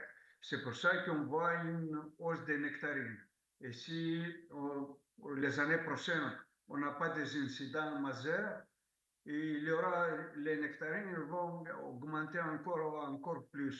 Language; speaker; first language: French; non-native, fluent; Greek